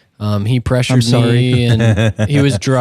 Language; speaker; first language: English; native; English